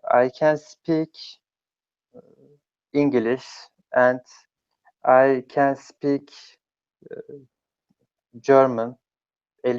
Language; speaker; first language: English; non-native, learner; Turkish